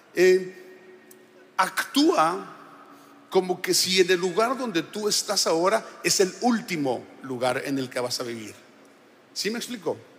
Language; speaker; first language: Spanish; native; Spanish